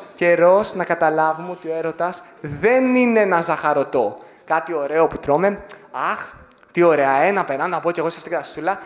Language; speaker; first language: Greek; native; Greek